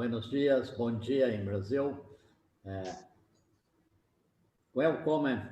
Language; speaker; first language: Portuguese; non-native, learner; Spanish